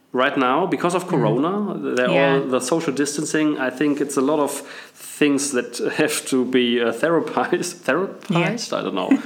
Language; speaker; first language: English; non-native, fluent; German